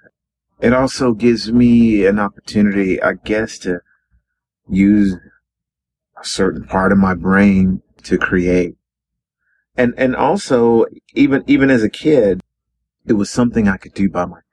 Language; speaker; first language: English; native; English